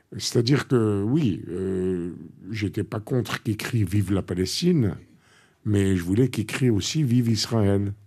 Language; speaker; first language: French; non-native, local second language; Arabic